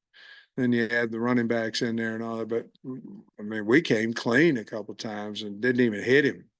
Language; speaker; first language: English; native; English